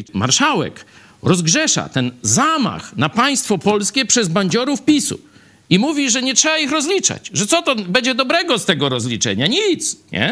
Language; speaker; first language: Polish; native; Polish